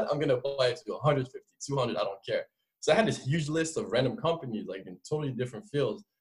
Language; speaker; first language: English; non-native, fluent; French